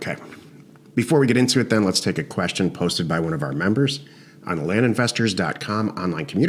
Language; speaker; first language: English; native; English